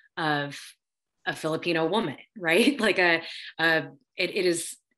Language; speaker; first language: English; early bilingual, other home language; Filipino